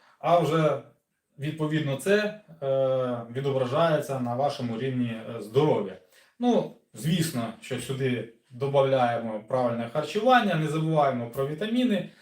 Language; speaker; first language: Ukrainian; non-native, local second language; Russian